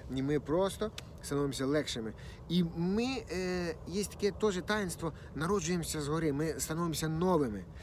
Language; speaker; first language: Ukrainian; non-native, local second language; Russian